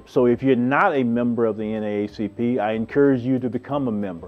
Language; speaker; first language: English; native; English